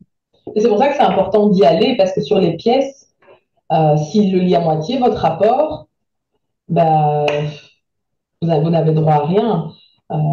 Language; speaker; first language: French; native; French